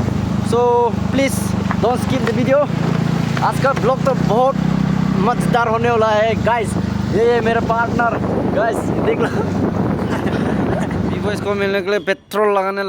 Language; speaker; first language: Hindi; non-native, local second language; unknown